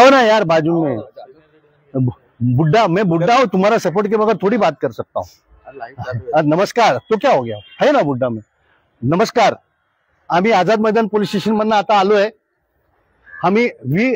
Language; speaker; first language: Hindi; non-native, local second language; Marathi